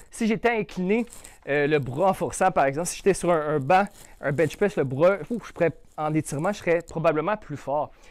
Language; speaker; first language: French; native; French